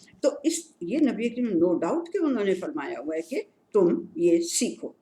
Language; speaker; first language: Urdu; native; Urdu